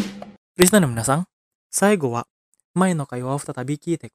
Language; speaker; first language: Japanese; non-native, fluent; Indonesian